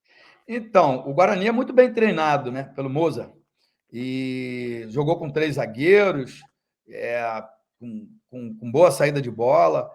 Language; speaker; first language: Portuguese; native; Portuguese